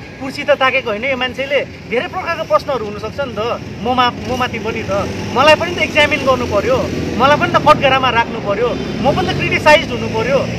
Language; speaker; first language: Nepali; native; Nepali